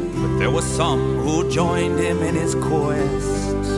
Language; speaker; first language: English; native; English